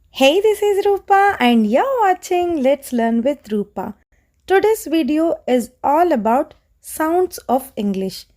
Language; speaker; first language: English; non-native, local second language; Telugu